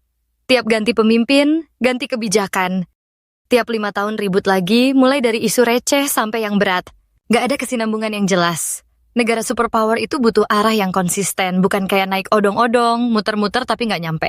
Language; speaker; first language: Indonesian; native; Indonesian